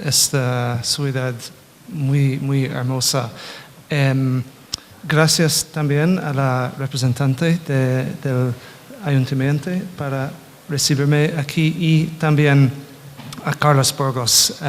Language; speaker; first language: Spanish; non-native, fluent; English